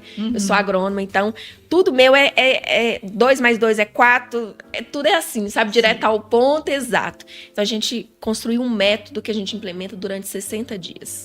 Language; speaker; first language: Portuguese; native; Portuguese